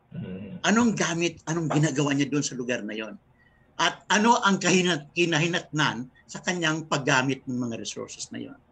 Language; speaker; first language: Filipino; native; Filipino